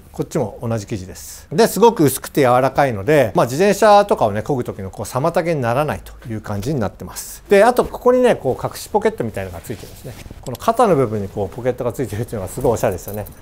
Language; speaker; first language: Japanese; native; Japanese